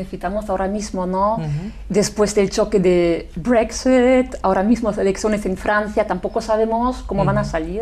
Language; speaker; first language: Spanish; non-native, fluent; German